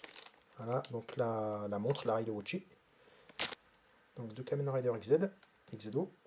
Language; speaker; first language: French; native; French